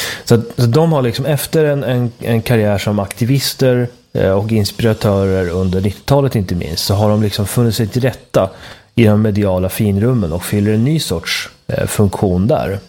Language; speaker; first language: Swedish; native; Swedish